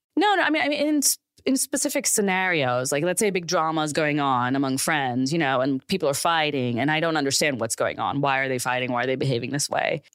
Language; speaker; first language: English; non-native, local second language; Urdu